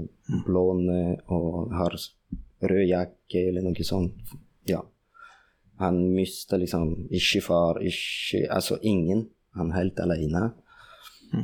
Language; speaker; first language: Norwegian; non-native, fluent; Russian